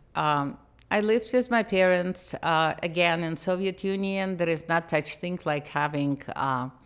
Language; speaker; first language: English; non-native, fluent; Russian